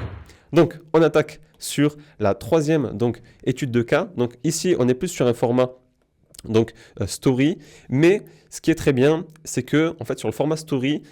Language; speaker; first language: French; native; French